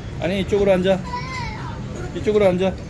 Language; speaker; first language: Korean; native; Korean